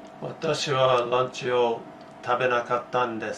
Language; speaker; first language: Japanese; non-native, learner; English